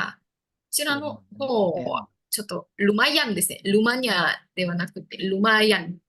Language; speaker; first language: Japanese; non-native, fluent; Indonesian